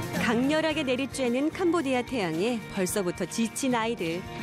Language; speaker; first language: Korean; native; Korean